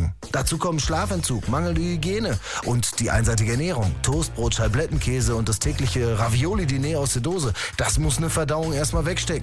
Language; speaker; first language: German; native; German